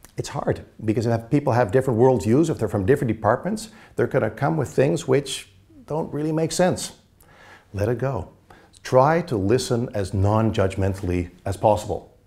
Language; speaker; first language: English; native; English